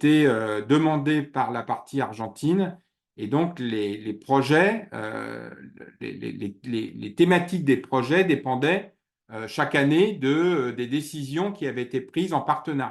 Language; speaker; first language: French; native; French